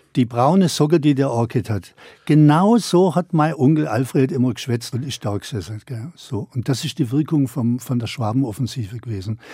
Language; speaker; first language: German; native; German